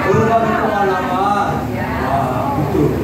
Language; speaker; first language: Indonesian; non-native, learner; Korean